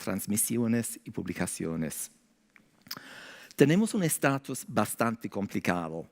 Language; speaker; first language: Spanish; non-native, fluent; English